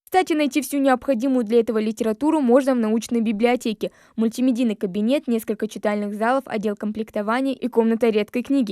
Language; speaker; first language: Russian; native; Russian